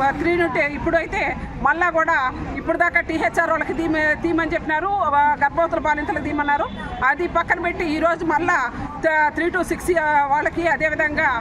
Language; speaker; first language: Telugu; native; Telugu